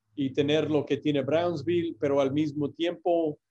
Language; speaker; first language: Spanish; non-native, fluent; English